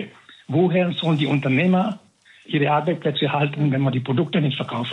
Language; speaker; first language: German; non-native, fluent; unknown